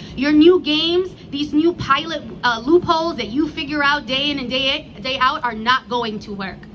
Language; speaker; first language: English; early bilingual, other home language; Spanish